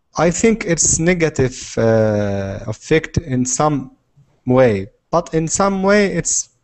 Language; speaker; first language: English; non-native, learner; Arabic